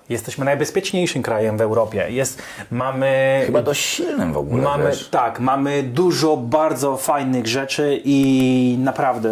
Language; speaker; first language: Polish; non-native, fluent; English